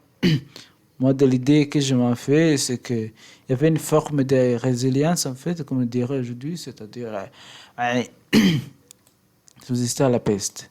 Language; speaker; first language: French; non-native, learner; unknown